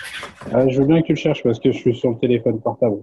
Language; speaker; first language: French; native; French